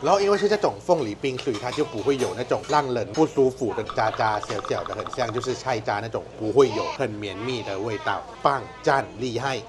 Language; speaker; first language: Chinese; non-native, fluent; Thai